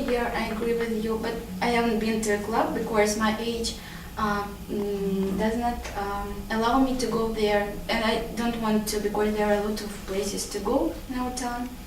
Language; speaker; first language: English; non-native, learner; Russian